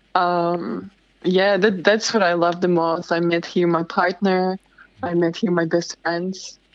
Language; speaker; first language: English; non-native, fluent; Slovak